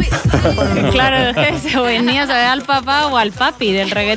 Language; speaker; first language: Spanish; native; Spanish